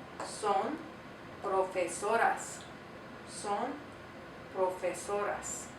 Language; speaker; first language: Spanish; non-native, fluent; English